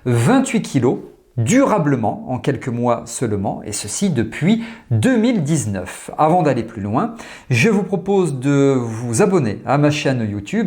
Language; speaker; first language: French; native; French